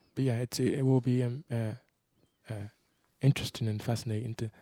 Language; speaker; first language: English; native; English